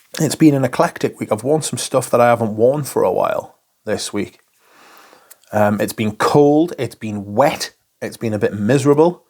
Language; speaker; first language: English; native; English